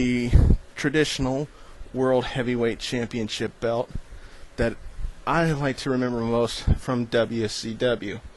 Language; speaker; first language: English; native; English